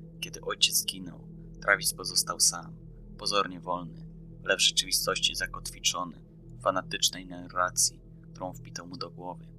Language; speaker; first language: Polish; native; Polish